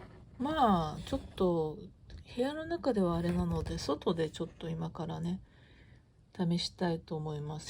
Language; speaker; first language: Japanese; native; Japanese